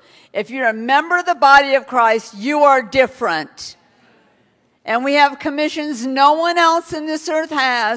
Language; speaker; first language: English; native; English